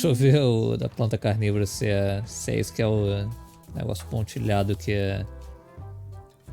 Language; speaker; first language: Portuguese; native; Portuguese